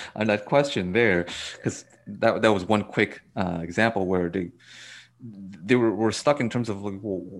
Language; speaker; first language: English; native; English